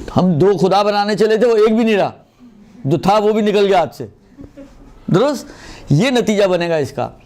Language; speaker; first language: Urdu; non-native, local second language; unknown